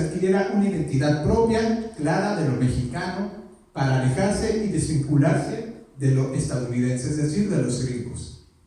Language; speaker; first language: Spanish; native; Spanish